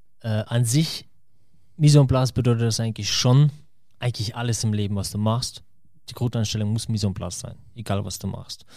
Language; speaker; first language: German; non-native, fluent; Russian